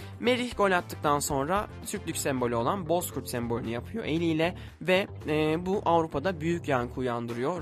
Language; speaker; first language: Turkish; native; Turkish